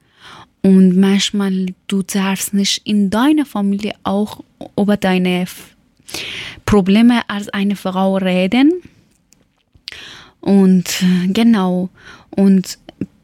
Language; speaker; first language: German; non-native, learner; Persian